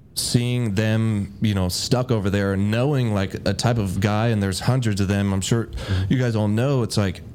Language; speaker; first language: English; native; English